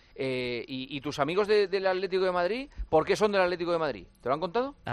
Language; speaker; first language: Spanish; native; Spanish